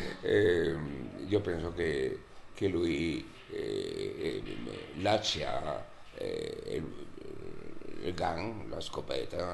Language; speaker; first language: Italian; non-native, learner; Spanish